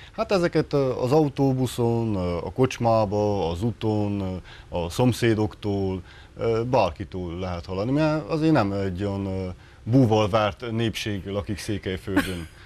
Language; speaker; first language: Hungarian; native; Hungarian